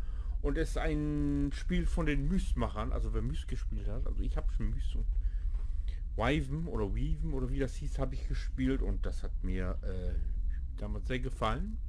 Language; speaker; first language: German; native; German